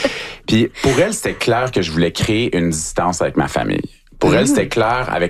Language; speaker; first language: French; native; French